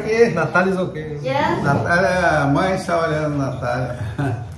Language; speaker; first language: Portuguese; native; Portuguese